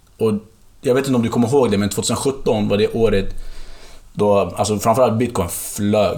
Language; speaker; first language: Swedish; early bilingual, other home language; Kurdish